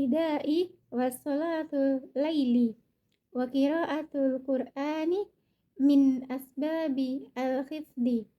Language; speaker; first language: Arabic; non-native, learner; Indonesian